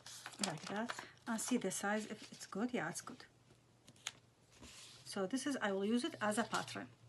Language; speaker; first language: English; non-native, fluent; Arabic